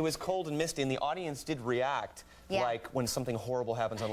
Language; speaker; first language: English; native; English